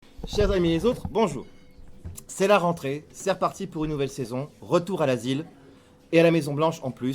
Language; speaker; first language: French; native; French